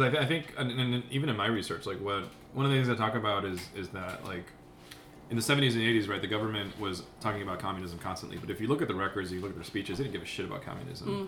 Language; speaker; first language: English; early bilingual, other home language; Spanish